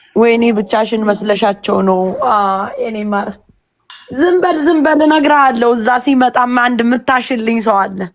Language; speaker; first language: Amharic; native; Amharic